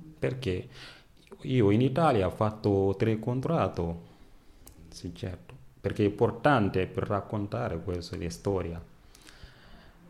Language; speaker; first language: Italian; non-native, learner; Wolof